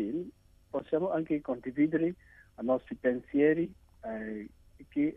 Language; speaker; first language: Italian; non-native, learner; Burmese